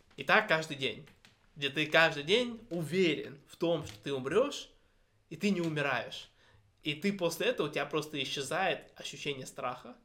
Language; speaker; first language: Russian; early bilingual, heritage; Russian